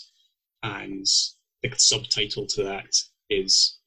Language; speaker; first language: English; native; English